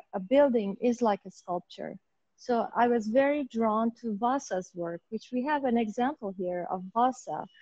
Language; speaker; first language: English; native; English